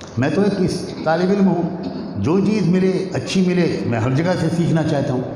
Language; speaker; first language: Urdu; native; Urdu